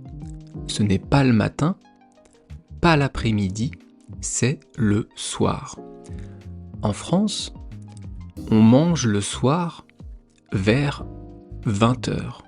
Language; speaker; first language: French; native; French